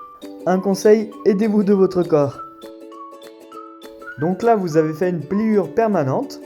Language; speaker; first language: French; native; French